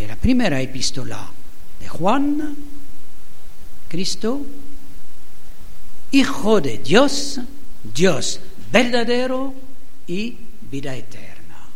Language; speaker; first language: Spanish; non-native, fluent; French